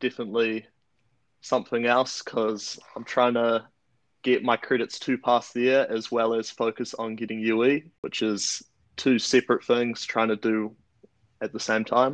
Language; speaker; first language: English; native; English